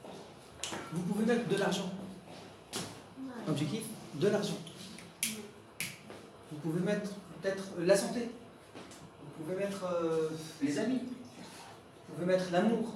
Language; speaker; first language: French; non-native, local second language; Arabic